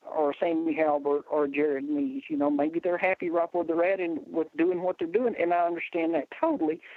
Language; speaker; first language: English; native; English